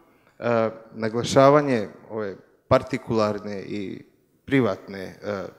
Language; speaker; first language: Croatian; native; Croatian